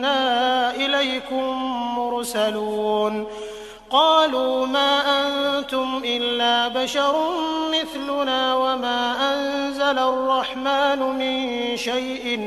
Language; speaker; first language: Arabic; native; Arabic